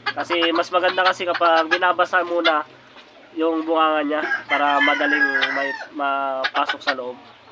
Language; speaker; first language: Filipino; native; Filipino